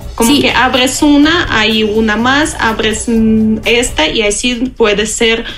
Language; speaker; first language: Spanish; non-native, learner; Russian